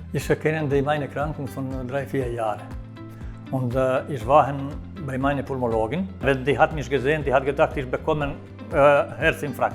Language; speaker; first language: German; non-native, learner; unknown